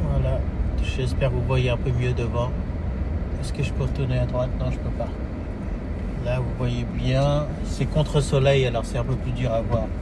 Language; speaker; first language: French; early bilingual, heritage; French